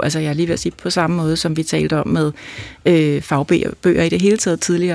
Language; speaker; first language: Danish; native; Danish